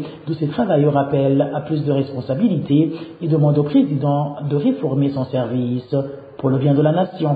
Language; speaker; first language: French; non-native, local second language; Rundi